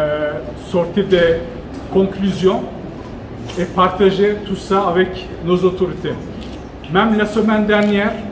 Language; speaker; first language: French; non-native, local second language; Turkish